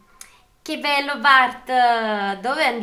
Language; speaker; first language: Italian; native; Italian